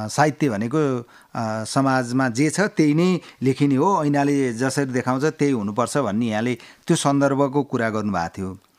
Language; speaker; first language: Nepali; native; Nepali